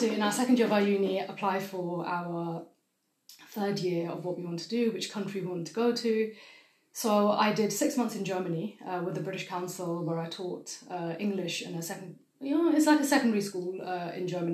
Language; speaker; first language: English; non-native, fluent; German